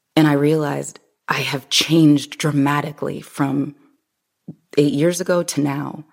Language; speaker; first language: English; native; English